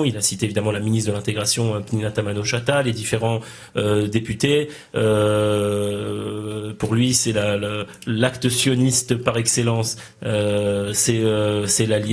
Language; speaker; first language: French; native; French